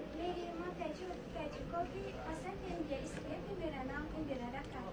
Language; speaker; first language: Hindi; non-native, learner; Turkmen